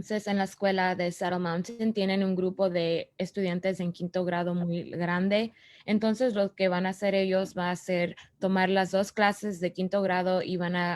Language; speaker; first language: Spanish; early bilingual, other home language; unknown